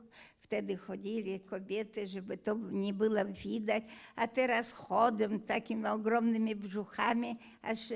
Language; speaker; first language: Polish; non-native, fluent; Hungarian